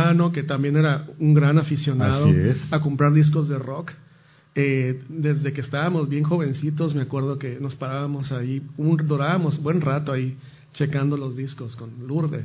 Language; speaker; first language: Spanish; native; Spanish